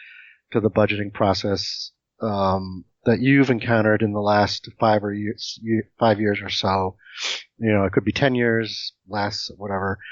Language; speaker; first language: English; native; English